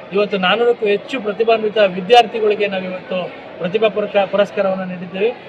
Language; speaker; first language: Kannada; native; Kannada